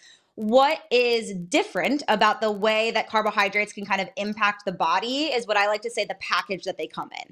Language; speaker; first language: English; native; English